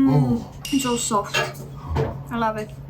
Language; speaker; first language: English; non-native, fluent; Czech